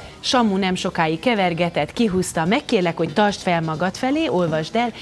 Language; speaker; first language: Hungarian; native; Hungarian